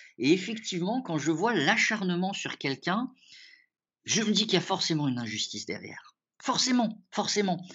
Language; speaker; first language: French; early bilingual, other home language; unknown